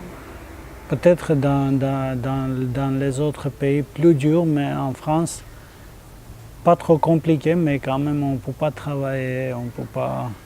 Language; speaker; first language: French; non-native, learner; Armenian